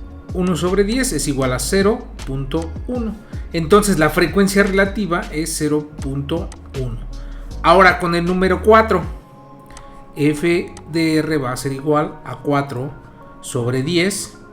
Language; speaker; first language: Spanish; native; Spanish